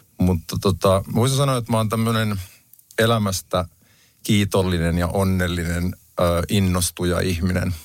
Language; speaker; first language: Finnish; native; Finnish